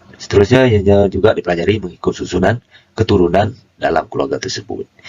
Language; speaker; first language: Malay; non-native, local second language; Iban